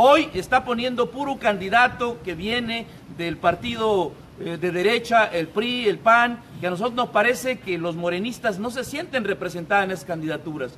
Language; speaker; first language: Spanish; native; Spanish